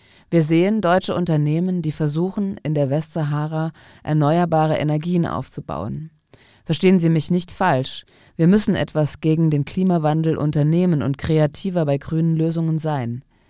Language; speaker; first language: German; non-native, fluent; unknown